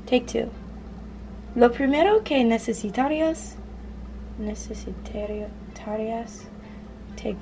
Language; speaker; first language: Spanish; non-native, learner; English